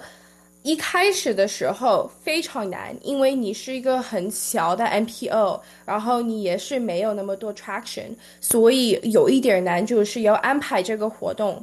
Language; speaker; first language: Chinese; early bilingual, heritage; Chinese